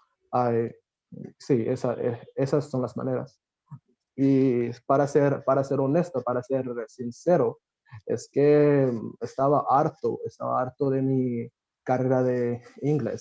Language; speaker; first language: Spanish; non-native, fluent; Bangla